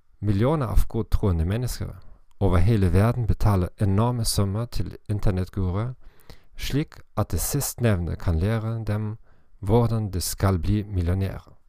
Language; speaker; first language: Norwegian; non-native, learner; German